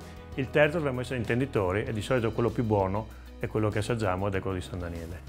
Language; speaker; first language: Italian; native; Italian